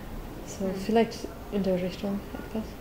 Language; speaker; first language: German; non-native, fluent; English